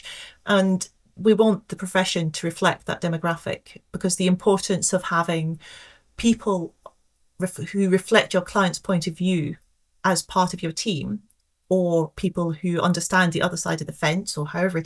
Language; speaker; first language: English; native; English